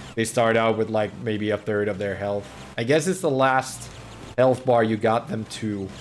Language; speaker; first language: English; non-native, fluent; Finnish